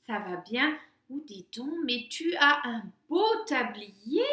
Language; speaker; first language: French; native; French